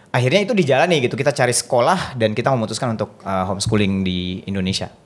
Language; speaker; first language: Indonesian; native; Indonesian